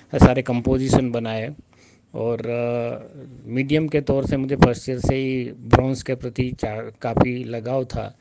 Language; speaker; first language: Hindi; non-native, local second language; Gujarati